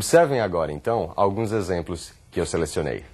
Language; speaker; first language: Portuguese; native; Portuguese